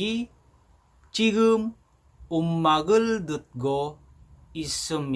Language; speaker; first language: Korean; non-native, fluent; Filipino